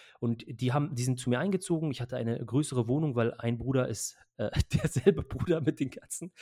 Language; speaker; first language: German; early bilingual, other home language; Arabic